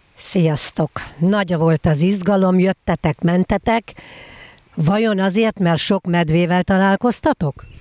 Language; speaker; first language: Hungarian; native; Hungarian